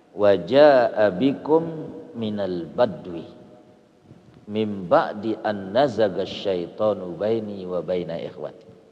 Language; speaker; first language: Indonesian; non-native, local second language; Sasak